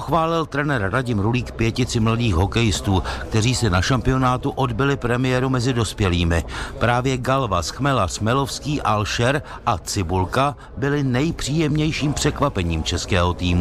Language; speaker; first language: Czech; native; Czech